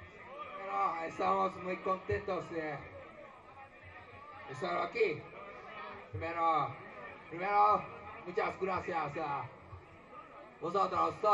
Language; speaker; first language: Spanish; non-native, learner; Japanese